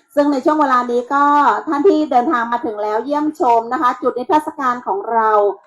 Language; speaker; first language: Thai; non-native, local second language; Shan